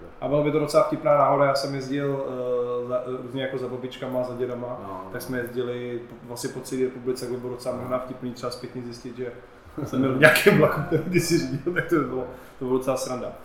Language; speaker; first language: Czech; native; Czech